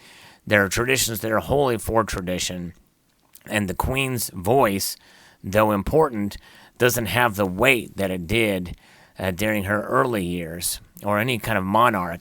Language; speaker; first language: English; native; English